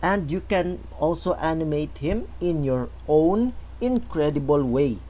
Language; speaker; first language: English; non-native, local second language; Filipino